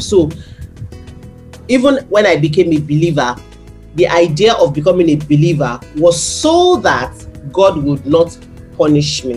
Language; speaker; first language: English; non-native, local second language; Yoruba